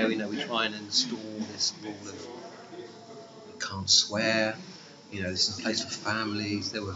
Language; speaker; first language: English; native; English